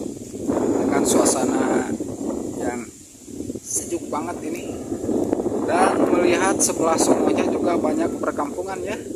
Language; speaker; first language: Indonesian; non-native, local second language; Sundanese